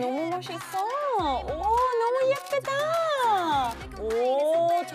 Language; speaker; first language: Korean; non-native, learner; German